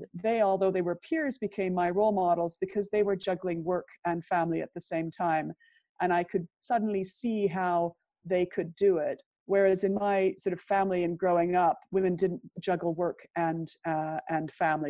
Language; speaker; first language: English; native; English